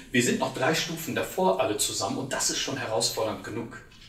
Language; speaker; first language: German; native; German